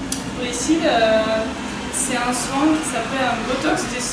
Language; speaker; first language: French; non-native, fluent; Russian